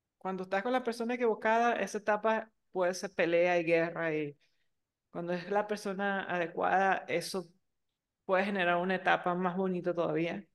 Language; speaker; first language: Spanish; native; Spanish